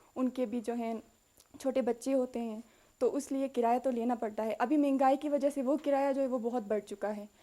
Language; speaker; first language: Urdu; non-native, local second language; Khowar